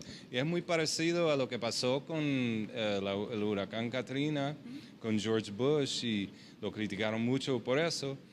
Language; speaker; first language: Spanish; early bilingual, heritage; English